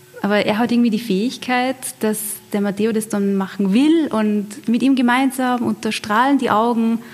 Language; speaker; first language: German; native; German